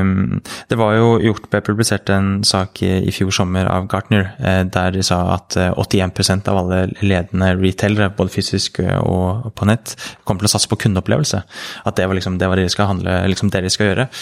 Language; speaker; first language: Norwegian; native; Norwegian